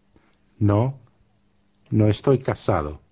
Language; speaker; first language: Spanish; non-native, fluent; Finnish